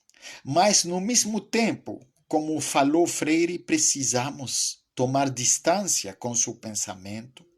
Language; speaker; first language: Portuguese; non-native, fluent; French